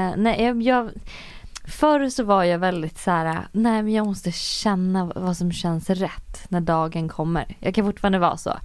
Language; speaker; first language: Swedish; native; Swedish